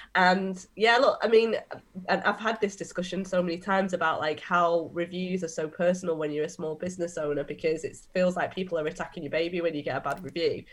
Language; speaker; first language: English; native; English